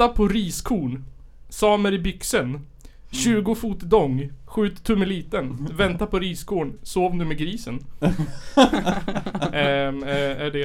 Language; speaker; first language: Swedish; native; Swedish